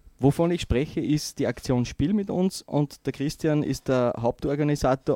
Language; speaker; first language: German; native; German